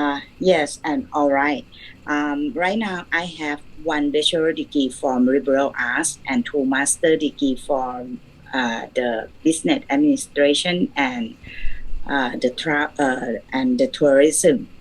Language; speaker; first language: English; non-native, learner; Thai